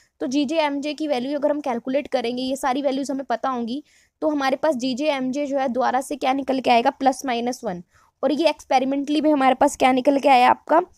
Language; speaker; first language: Hindi; non-native, local second language; Punjabi